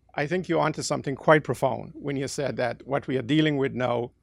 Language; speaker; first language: English; early bilingual, other home language; Dutch